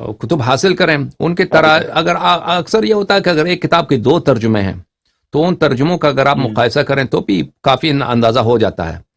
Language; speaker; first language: Urdu; native; Urdu